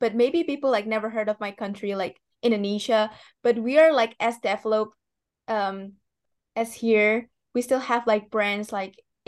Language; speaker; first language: English; non-native, fluent; Indonesian